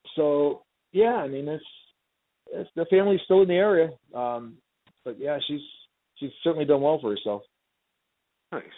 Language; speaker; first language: English; native; English